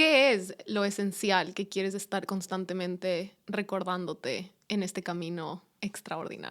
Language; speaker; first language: Spanish; native; Spanish